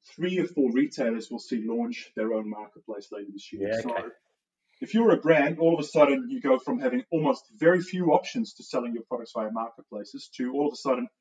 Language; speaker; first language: English; non-native, fluent; Dutch